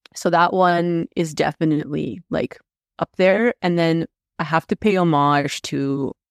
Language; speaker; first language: English; non-native, fluent; Russian